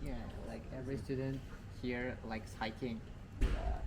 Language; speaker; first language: English; non-native, fluent; Uzbek